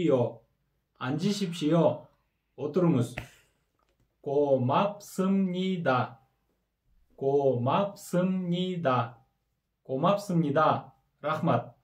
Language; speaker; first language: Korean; non-native, fluent; Kyrgyz